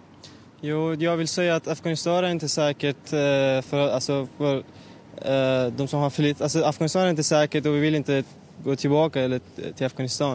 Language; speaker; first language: Swedish; non-native, learner; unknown